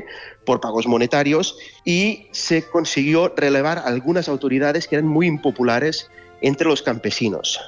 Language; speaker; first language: Spanish; native; Spanish